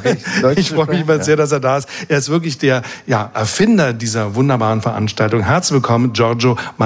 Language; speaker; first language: German; native; German